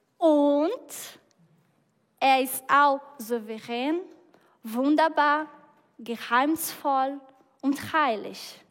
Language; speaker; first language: German; non-native, fluent; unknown